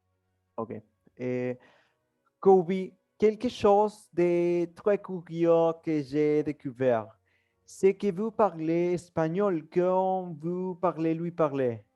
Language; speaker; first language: French; non-native, learner; Spanish